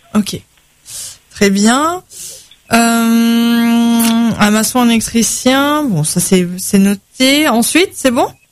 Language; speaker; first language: French; native; French